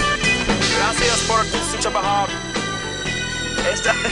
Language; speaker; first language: Spanish; non-native, learner; English